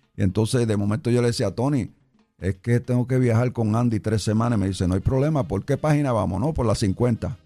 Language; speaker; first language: Spanish; early bilingual, heritage; Spanish